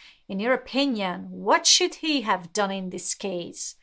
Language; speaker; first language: English; non-native, fluent; Hungarian